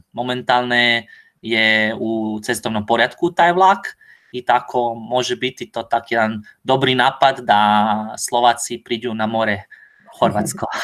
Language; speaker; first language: Slovak; non-native, learner; Croatian